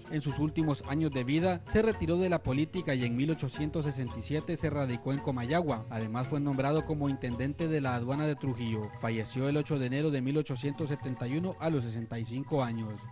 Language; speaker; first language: Spanish; native; Spanish